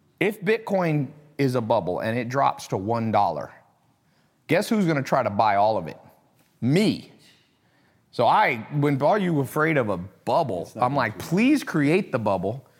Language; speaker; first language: English; native; English